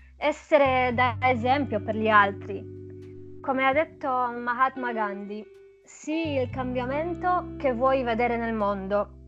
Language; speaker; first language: Italian; non-native, fluent; Polish